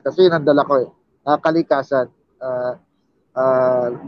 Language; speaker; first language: English; non-native, local second language; Filipino